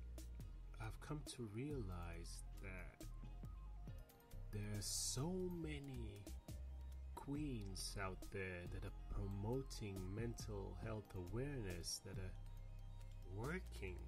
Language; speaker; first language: English; non-native, local second language; Krio